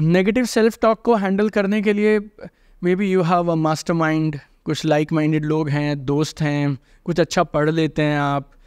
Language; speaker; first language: Hindi; native; Hindi